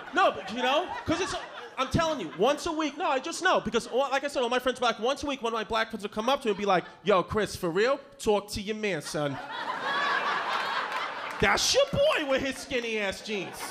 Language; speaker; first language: English; native; English